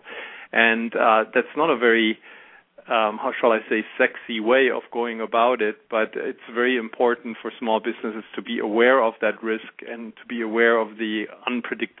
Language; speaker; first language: English; non-native, fluent; German